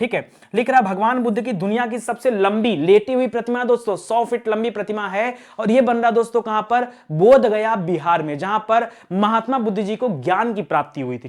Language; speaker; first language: Hindi; native; Hindi